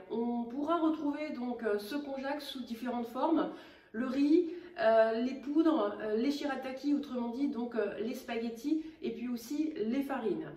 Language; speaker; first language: French; native; French